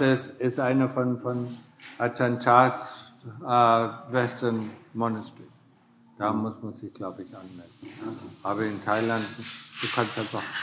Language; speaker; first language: German; non-native, fluent; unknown